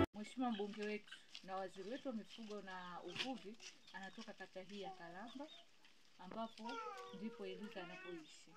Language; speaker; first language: Swahili; native; Swahili